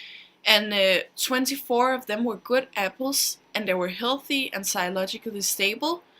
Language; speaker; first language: English; non-native, fluent; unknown